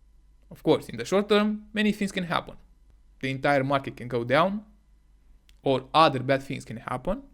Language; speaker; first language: English; non-native, fluent; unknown